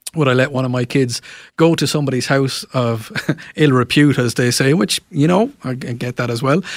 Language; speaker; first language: English; non-native, local second language; Irish